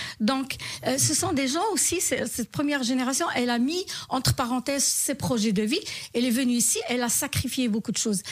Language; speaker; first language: French; non-native, local second language; Arabic